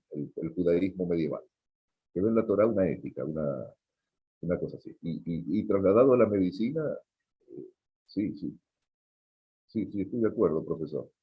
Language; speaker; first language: Spanish; native; Spanish